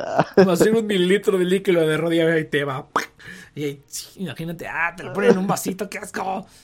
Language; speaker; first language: Spanish; native; Spanish